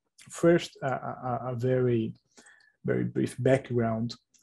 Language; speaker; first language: English; non-native, fluent; Portuguese